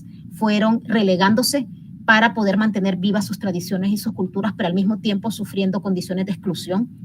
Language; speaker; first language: Spanish; native; Spanish